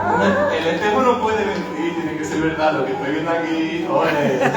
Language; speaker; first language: Spanish; native; Spanish